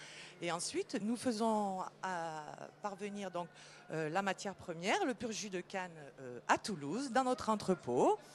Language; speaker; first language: French; native; French